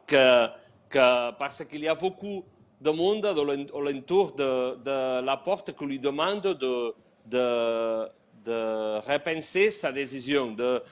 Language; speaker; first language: French; non-native, learner; Spanish